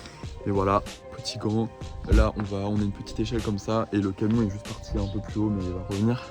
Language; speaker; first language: French; native; French